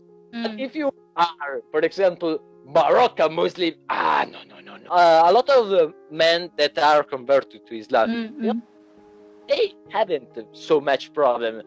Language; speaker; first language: English; non-native, learner; Italian